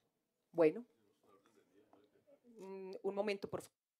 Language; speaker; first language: Spanish; native; Spanish